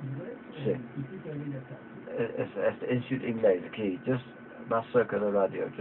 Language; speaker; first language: Spanish; non-native, learner; English